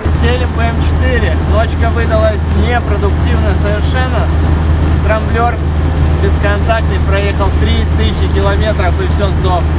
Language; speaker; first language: Russian; native; Russian